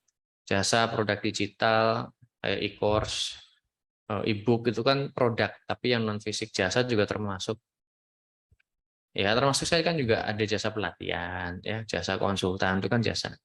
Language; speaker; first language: Indonesian; native; Indonesian